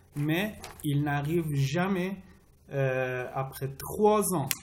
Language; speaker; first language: French; non-native, learner; Persian